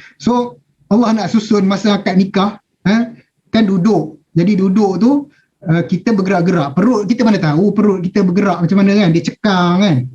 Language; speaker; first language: Malay; native; Malay